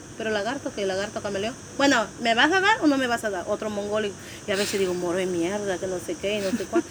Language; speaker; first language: Spanish; native; Spanish